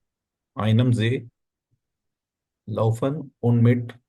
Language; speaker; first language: German; non-native, learner; Urdu